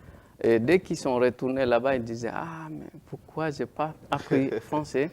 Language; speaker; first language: French; non-native, learner; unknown